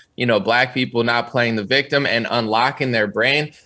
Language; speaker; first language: English; native; English